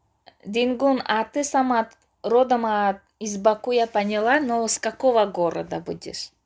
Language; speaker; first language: Russian; non-native, local second language; Tajik